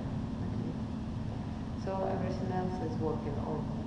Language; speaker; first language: English; non-native, fluent; Russian